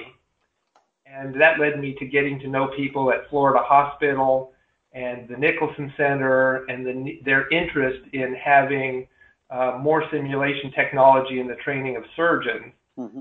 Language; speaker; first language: English; native; English